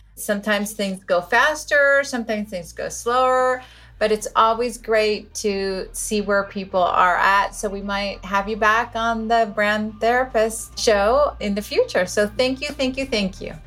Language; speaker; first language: English; non-native, fluent; Spanish